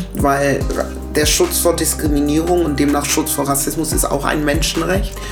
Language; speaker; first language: German; early bilingual, other home language; English